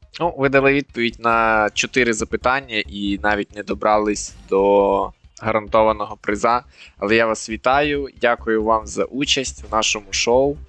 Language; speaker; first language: Ukrainian; native; Ukrainian